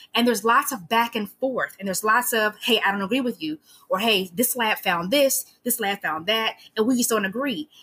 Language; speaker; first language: English; native; English